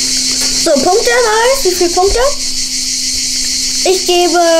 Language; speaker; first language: German; native; German